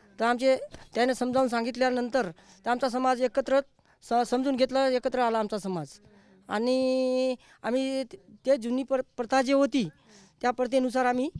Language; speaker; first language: Marathi; non-native, local second language; Lambadi